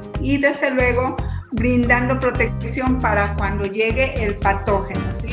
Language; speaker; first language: Spanish; native; Spanish